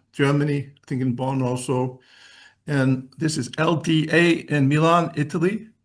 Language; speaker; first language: English; non-native, fluent; Icelandic